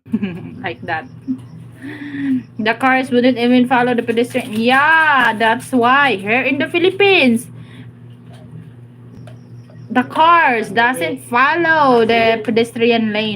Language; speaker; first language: English; non-native, local second language; Cebuano